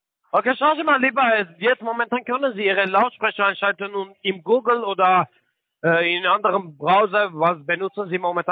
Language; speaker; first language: German; non-native, learner; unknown